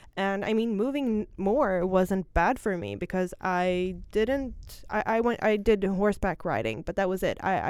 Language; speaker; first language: English; non-native, fluent; Swedish